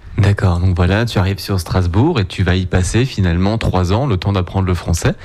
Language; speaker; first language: French; native; French